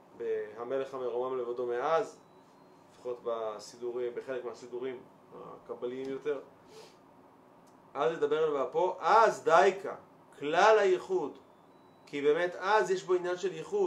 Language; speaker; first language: Hebrew; native; Hebrew